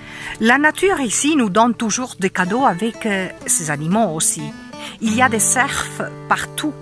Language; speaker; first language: French; non-native, fluent; Italian